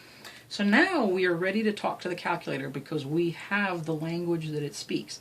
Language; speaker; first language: English; native; English